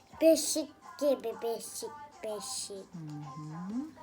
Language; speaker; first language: Turkish; early bilingual, heritage; Turkish